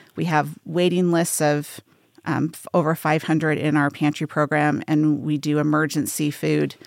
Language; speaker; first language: English; native; English